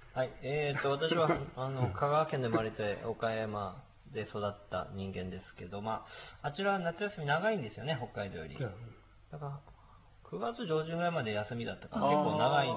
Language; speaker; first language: Japanese; native; Japanese